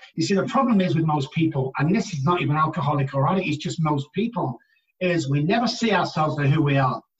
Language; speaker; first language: English; native; English